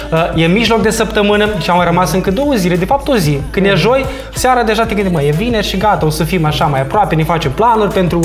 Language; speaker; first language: Romanian; native; Romanian